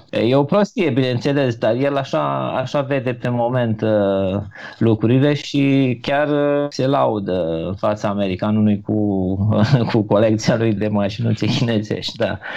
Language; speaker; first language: Romanian; native; Romanian